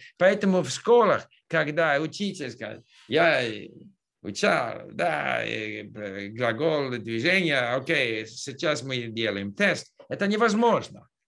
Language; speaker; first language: Russian; non-native, learner; English